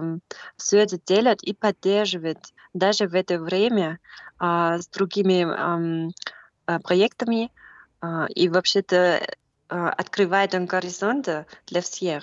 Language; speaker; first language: Russian; non-native, learner; German